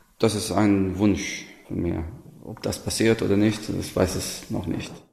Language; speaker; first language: German; non-native, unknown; Arabic